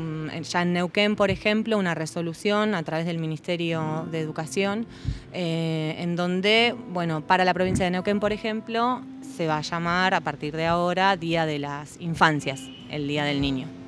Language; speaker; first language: Spanish; native; Spanish